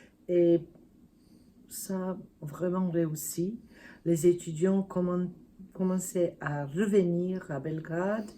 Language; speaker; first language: French; non-native, fluent; Serbian